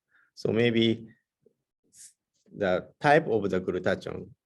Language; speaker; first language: English; non-native, learner; Japanese